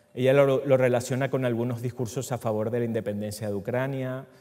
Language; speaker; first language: Spanish; native; Spanish